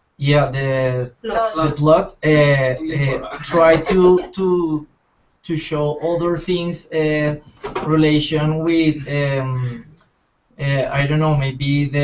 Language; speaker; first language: English; non-native, learner; Spanish